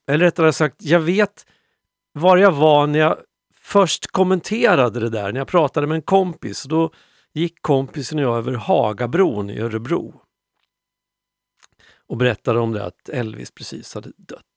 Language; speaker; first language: Swedish; native; Swedish